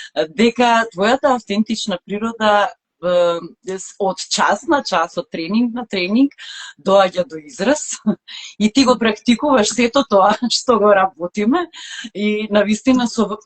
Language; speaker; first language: Macedonian; native; Macedonian